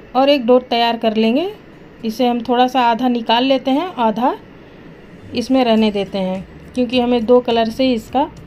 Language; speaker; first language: Hindi; native; Hindi